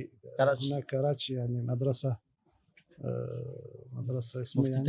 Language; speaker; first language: Arabic; non-native, fluent; Uzbek